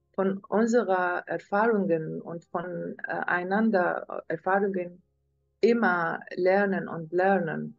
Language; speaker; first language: German; non-native, learner; Arabic